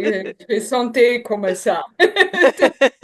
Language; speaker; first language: French; non-native, learner; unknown